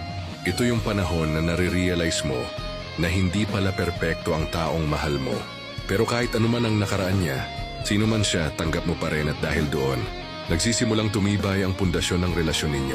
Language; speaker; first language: Filipino; native; Filipino